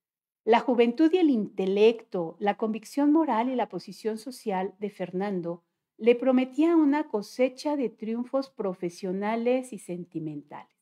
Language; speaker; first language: Spanish; native; Spanish